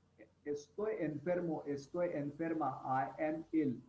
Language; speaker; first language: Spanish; non-native, fluent; Hindi